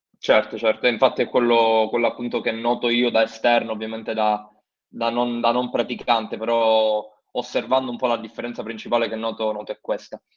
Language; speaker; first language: Italian; native; Italian